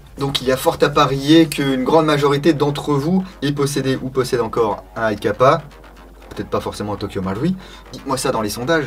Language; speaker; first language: French; native; French